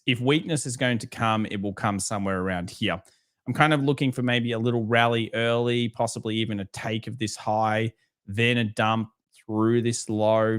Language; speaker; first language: English; native; English